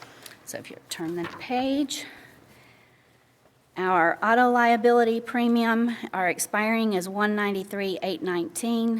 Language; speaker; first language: English; native; English